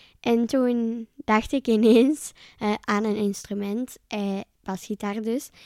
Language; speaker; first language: Dutch; native; Dutch